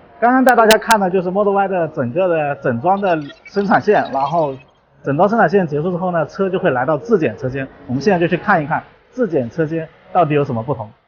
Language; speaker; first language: Chinese; native; Chinese